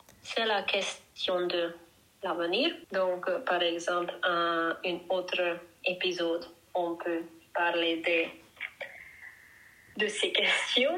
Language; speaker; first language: French; non-native, learner; Hungarian